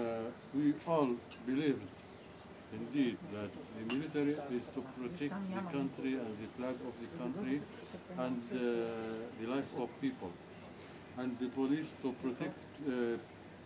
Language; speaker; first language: English; non-native, learner; Arabic